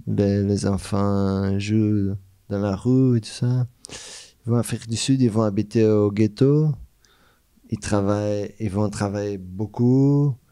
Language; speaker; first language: French; non-native, fluent; Portuguese